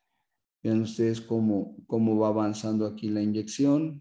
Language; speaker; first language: Spanish; native; Spanish